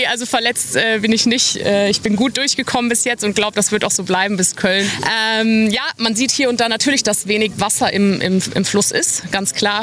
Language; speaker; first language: German; native; German